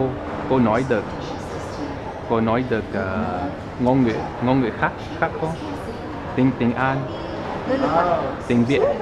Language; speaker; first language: Vietnamese; non-native, learner; English